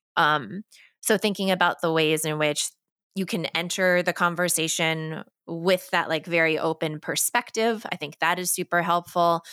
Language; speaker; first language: English; native; English